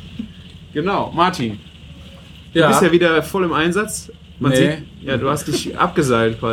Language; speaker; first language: German; native; German